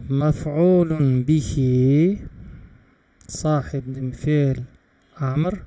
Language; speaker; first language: Arabic; non-native, fluent; Uzbek